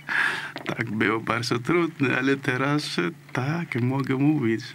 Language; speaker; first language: Polish; non-native, learner; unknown